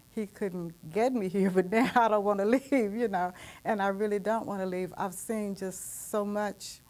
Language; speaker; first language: English; native; English